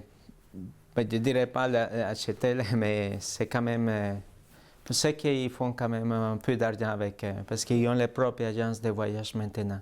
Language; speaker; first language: French; native; French